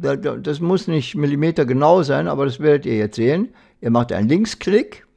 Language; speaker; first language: German; native; German